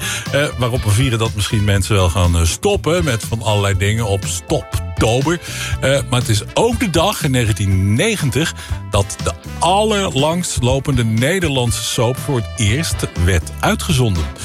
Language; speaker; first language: Dutch; native; Dutch